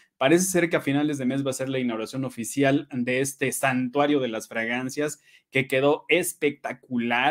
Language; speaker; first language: Spanish; native; Spanish